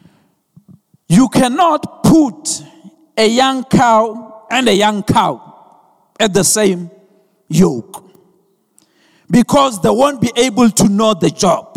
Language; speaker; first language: English; non-native, local second language; Venda